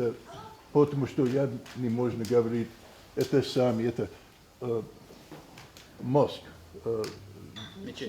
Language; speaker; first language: Russian; non-native, learner; English